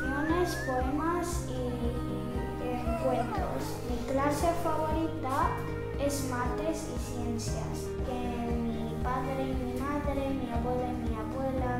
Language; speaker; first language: Spanish; early bilingual, other home language; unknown